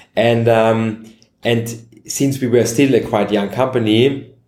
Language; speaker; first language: English; non-native, fluent; German